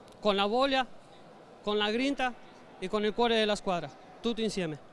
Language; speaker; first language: Italian; non-native, learner; Spanish